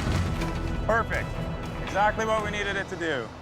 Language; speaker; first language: English; native; English